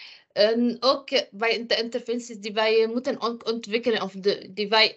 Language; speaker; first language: Dutch; non-native, fluent; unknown